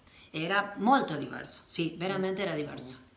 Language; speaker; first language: Italian; non-native, learner; Spanish